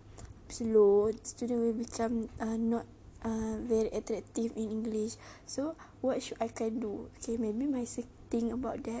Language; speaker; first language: English; non-native, learner; Malay